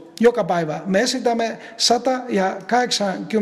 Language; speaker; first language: Finnish; non-native, fluent; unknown